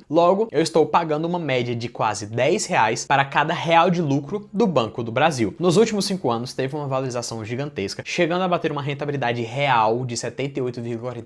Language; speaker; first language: Portuguese; native; Portuguese